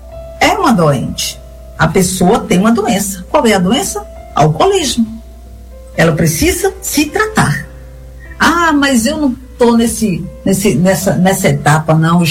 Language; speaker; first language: Portuguese; native; Portuguese